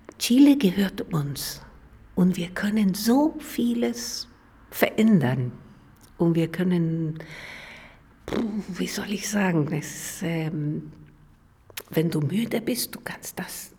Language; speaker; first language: German; non-native, fluent; Spanish